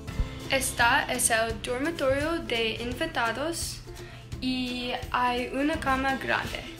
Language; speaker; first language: Spanish; non-native, learner; English